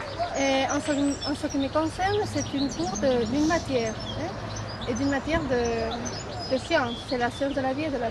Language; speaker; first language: French; non-native, fluent; Galician